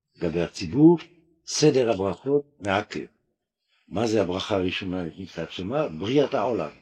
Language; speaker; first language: Hebrew; non-native, fluent; French